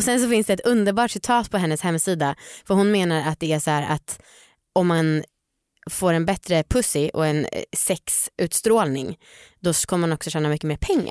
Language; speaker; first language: Swedish; native; Swedish